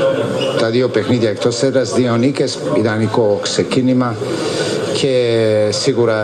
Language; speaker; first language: Greek; non-native, fluent; Serbian